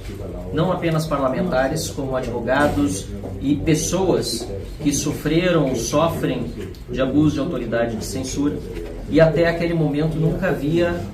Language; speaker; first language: Portuguese; native; Portuguese